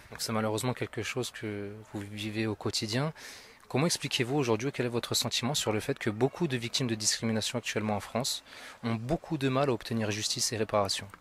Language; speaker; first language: French; native; French